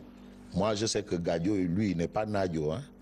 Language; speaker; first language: French; non-native, local second language; Wolof